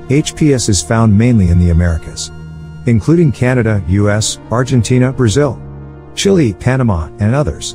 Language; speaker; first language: English; non-native, fluent; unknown